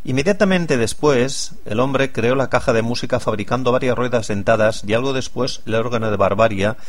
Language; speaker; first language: Spanish; non-native, local second language; Catalan